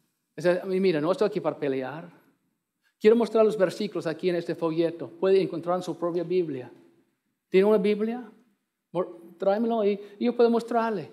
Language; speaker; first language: Spanish; non-native, learner; English